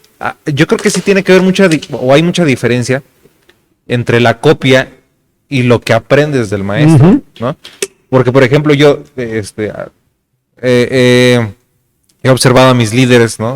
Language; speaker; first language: Spanish; native; Spanish